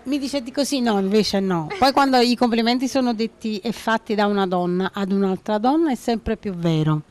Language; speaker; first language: Italian; native; Italian